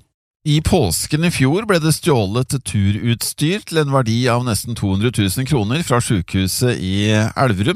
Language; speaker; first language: Norwegian; native; Norwegian